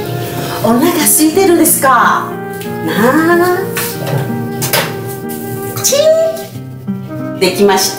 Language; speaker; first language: Japanese; non-native, learner; Chinese